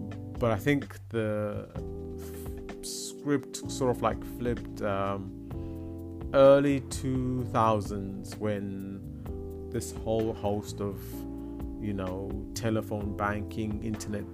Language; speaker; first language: English; non-native, local second language; Shona